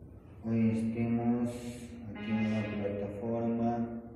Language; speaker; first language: Spanish; non-native, fluent; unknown